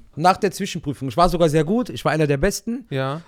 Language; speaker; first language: German; native; German